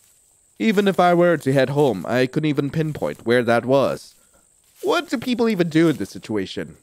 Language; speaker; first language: English; native; English